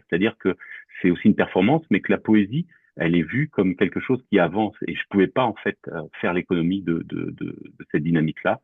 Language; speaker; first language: French; native; French